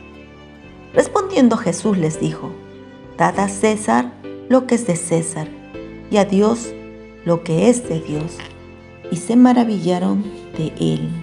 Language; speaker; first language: Spanish; native; Spanish